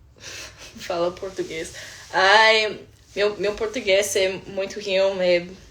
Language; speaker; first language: Portuguese; non-native, learner; English